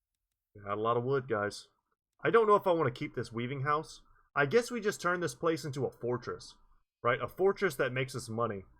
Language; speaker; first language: English; native; English